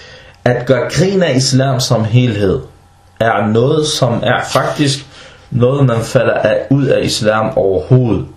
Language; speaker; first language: Danish; early bilingual, other home language; Arabic